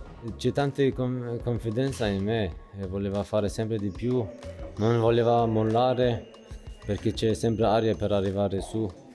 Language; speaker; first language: Italian; non-native, fluent; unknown